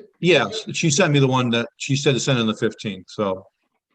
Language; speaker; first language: English; native; English